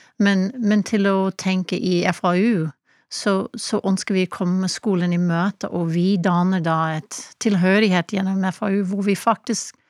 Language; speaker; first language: Norwegian; non-native, fluent; English